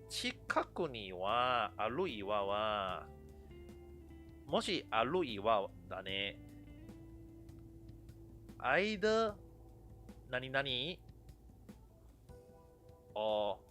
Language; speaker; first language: Japanese; non-native, fluent; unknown